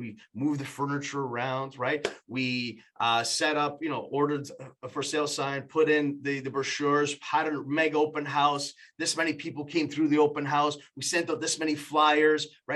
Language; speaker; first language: English; native; English